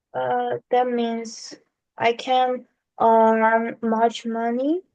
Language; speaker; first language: English; non-native, learner; Korean